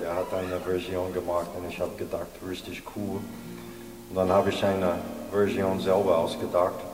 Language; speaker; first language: German; non-native, fluent; English